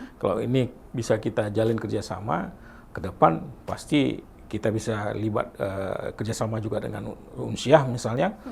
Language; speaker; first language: Indonesian; non-native, local second language; Achinese